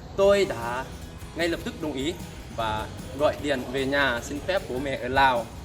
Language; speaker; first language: Vietnamese; non-native, fluent; Lao